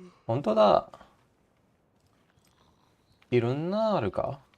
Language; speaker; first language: Japanese; non-native, learner; English